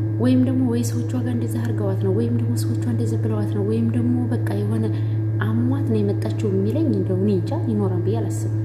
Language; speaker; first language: Amharic; native; Amharic